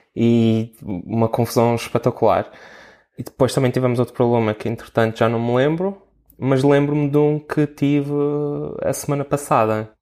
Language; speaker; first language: Portuguese; native; Portuguese